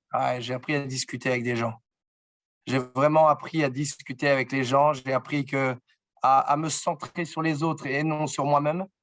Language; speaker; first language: French; native; French